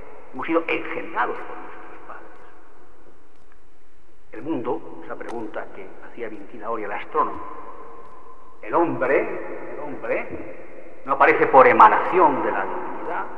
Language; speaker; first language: Spanish; native; Spanish